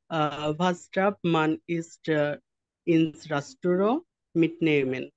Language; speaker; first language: German; non-native, learner; Bangla